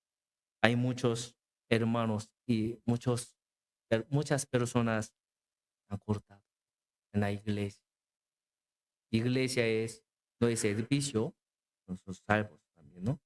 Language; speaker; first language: Spanish; non-native, learner; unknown